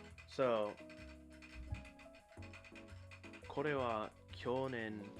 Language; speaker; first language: Japanese; non-native, learner; English